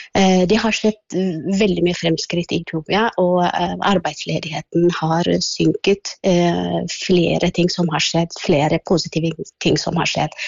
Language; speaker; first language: Norwegian; non-native, fluent; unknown